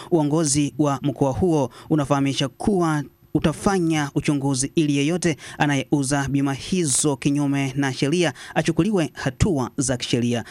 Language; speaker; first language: Swahili; non-native, local second language; Rundi